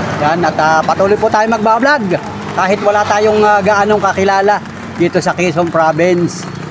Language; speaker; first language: Filipino; native; Filipino